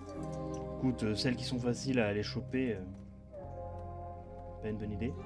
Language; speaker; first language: French; native; French